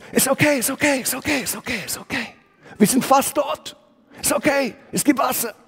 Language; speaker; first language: German; non-native, fluent; English